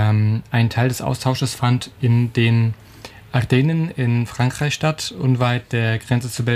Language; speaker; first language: German; native; German